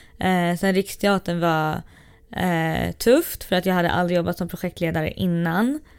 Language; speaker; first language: Swedish; native; Swedish